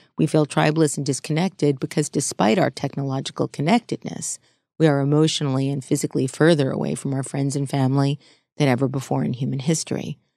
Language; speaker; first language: English; native; English